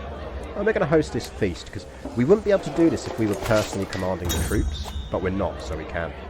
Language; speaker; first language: English; native; English